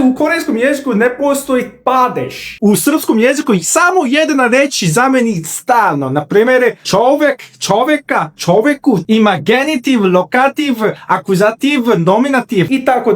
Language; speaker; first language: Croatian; non-native, fluent; Korean